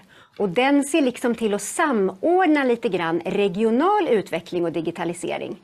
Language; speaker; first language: Swedish; native; Swedish